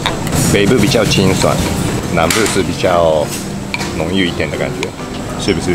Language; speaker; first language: Chinese; non-native, fluent; Japanese